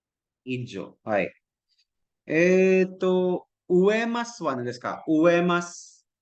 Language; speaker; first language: Japanese; non-native, fluent; Cebuano